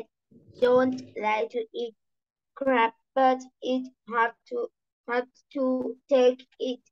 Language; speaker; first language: English; non-native, learner; Vietnamese